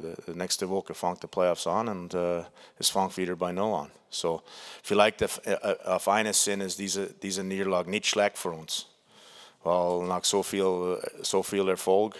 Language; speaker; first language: German; non-native, fluent; English